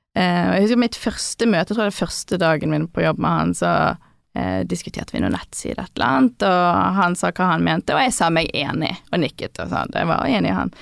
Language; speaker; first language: Norwegian; native; Norwegian